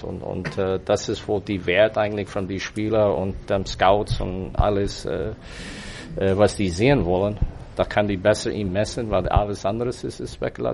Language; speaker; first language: German; non-native, fluent; English